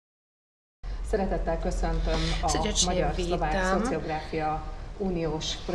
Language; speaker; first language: Hungarian; native; Hungarian